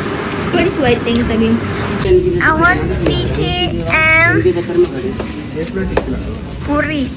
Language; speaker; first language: English; non-native, learner; Indonesian